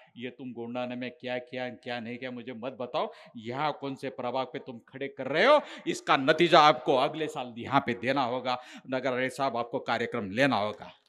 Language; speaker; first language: Hindi; non-native, local second language; Marathi